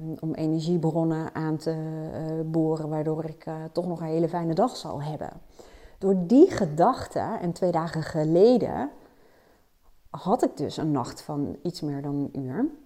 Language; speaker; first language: Dutch; native; Dutch